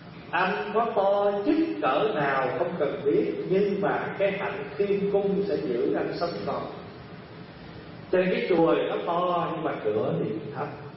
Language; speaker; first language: Vietnamese; native; Vietnamese